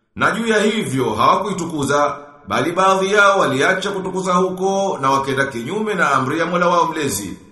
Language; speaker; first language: Swahili; native; Swahili